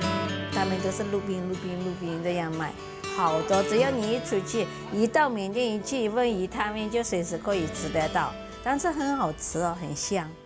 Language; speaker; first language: Chinese; early bilingual, heritage; Chinese